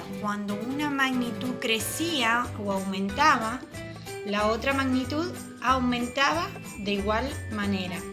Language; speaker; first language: Spanish; native; Spanish